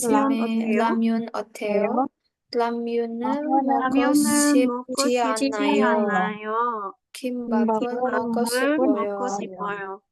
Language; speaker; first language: Korean; non-native, learner; Indonesian